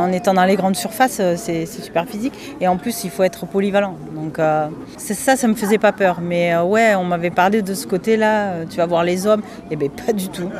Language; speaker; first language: French; early bilingual, other home language; Spanish